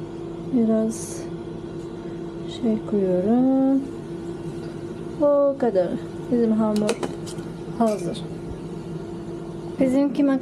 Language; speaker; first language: Turkish; non-native, learner; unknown